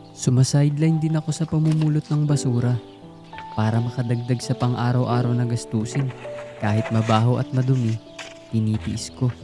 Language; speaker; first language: Filipino; native; Filipino